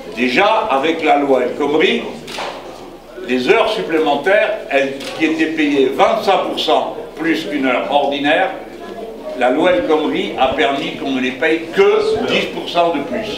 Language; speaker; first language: French; native; French